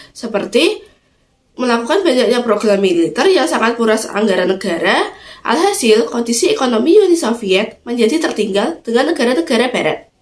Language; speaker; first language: Indonesian; native; Indonesian